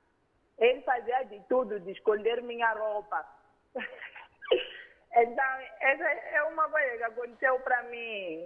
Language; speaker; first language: Portuguese; non-native, local second language; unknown